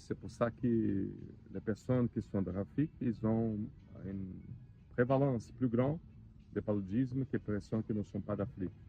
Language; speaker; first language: French; non-native, learner; Portuguese